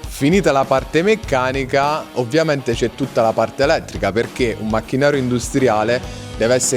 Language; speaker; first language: Italian; native; Italian